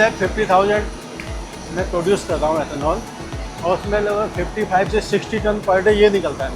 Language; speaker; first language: Hindi; native; Hindi